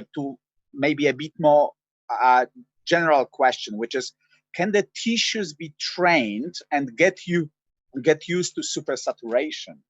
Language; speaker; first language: English; non-native, fluent; Polish